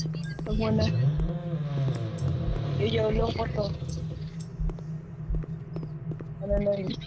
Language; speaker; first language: Filipino; native; Filipino